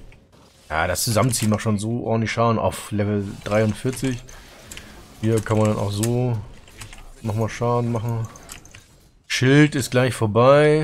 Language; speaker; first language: German; native; German